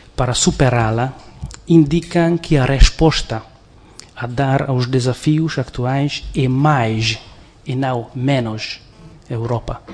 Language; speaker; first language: Portuguese; non-native, fluent; Hungarian